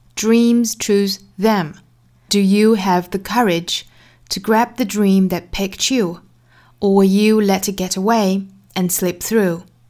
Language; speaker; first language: English; non-native, fluent; Chinese